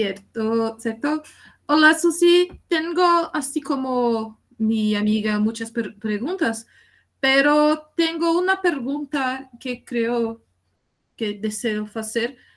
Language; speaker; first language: Spanish; non-native, learner; Portuguese